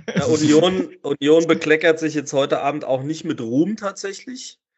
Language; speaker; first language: German; native; German